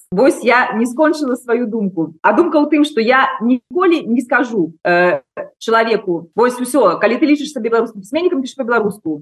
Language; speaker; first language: Belarusian; non-native, local second language; Russian